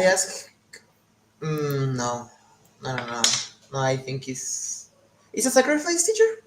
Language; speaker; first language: English; non-native, learner; Spanish